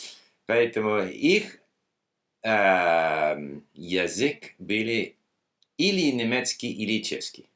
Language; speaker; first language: Russian; non-native, learner; English